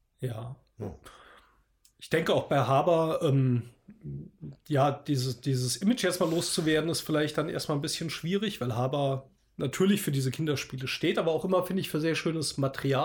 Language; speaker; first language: German; native; German